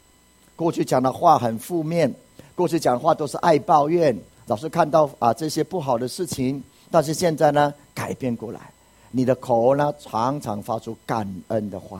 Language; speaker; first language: Chinese; native; Chinese